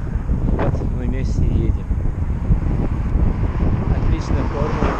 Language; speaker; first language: Russian; non-native, local second language; Uzbek